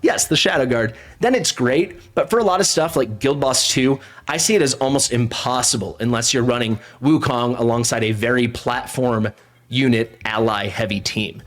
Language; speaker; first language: English; native; English